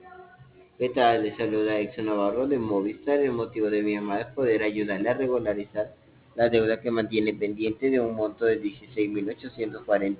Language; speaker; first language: Spanish; native; Spanish